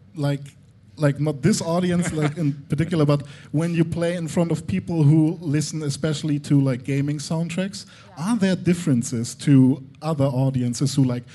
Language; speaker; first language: English; non-native, fluent; German